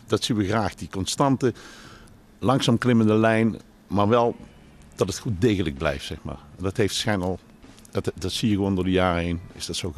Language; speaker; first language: Dutch; native; Dutch